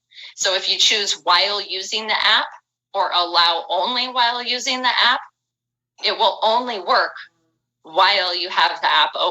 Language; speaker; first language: English; native; English